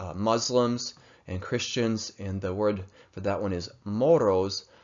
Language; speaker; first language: English; native; English